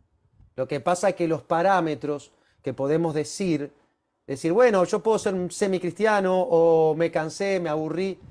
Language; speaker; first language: Spanish; native; Spanish